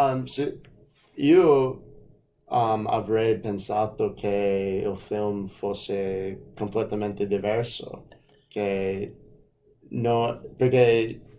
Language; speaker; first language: Italian; non-native, fluent; English